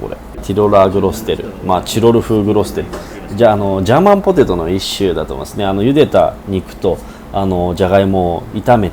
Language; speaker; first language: Japanese; native; Japanese